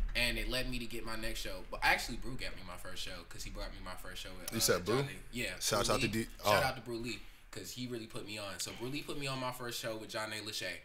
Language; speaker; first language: English; native; English